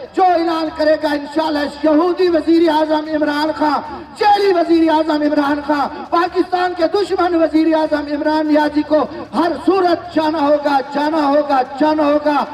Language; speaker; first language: Urdu; non-native, local second language; Saraiki